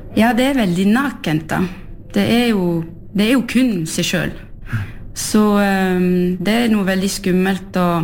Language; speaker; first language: Norwegian; early bilingual, heritage; French